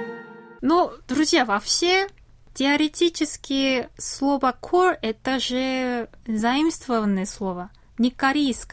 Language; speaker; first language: Russian; non-native, fluent; Korean